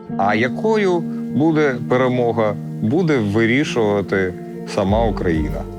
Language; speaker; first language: Ukrainian; non-native, local second language; Russian